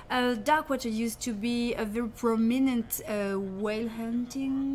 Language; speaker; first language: English; non-native, fluent; French